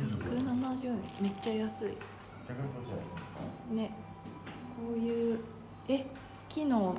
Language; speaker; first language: Japanese; native; Japanese